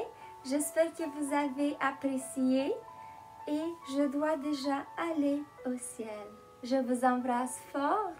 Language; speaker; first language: French; non-native, fluent; Romanian